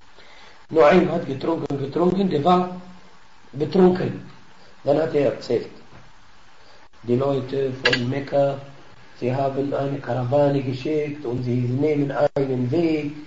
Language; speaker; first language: German; non-native, fluent; Arabic